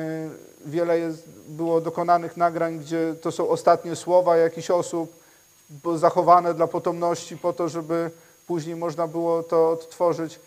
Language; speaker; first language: Polish; native; Polish